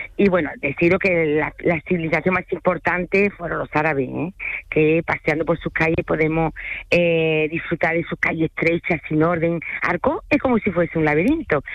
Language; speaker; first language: Spanish; non-native, fluent; French